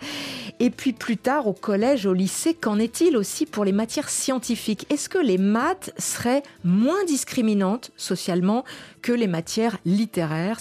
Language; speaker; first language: French; native; French